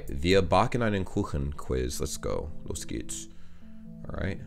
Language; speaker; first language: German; non-native, learner; English